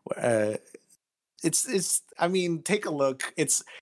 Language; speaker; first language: English; non-native, fluent; Greek